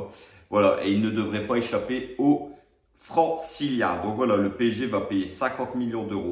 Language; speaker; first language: French; native; French